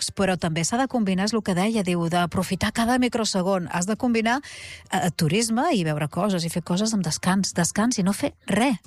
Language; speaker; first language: Catalan; native; Catalan